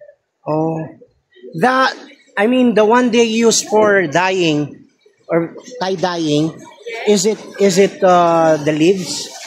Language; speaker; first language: English; non-native, local second language; Filipino